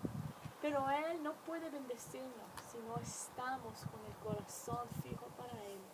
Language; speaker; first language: Spanish; non-native, fluent; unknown